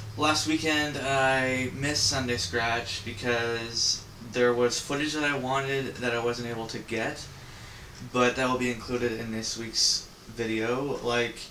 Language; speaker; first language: English; native; English